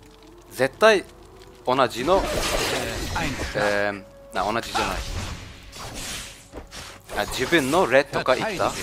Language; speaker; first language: Japanese; non-native, learner; German